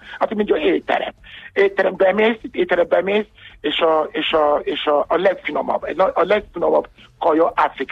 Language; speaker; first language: Hungarian; non-native, learner; Yoruba